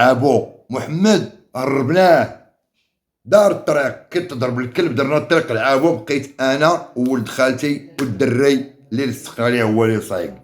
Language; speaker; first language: Arabic; native; Arabic